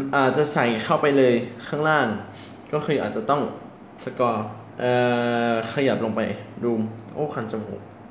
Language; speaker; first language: Thai; non-native, fluent; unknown